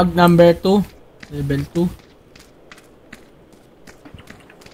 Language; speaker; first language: English; non-native, local second language; Filipino